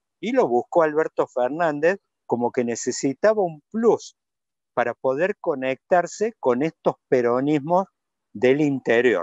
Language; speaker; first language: Spanish; native; Spanish